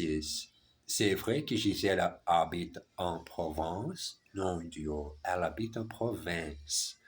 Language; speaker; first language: French; non-native, learner; German